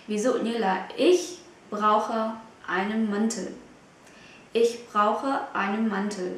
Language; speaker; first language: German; non-native, fluent; Vietnamese